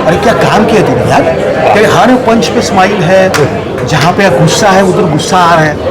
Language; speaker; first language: Hindi; non-native, local second language; Marathi